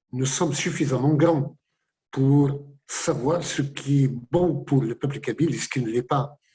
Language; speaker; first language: French; non-native, local second language; Kabyle